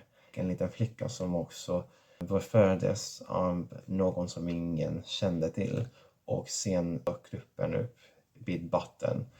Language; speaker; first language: Swedish; non-native, fluent; Catalan